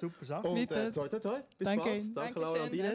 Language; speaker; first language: German; native; German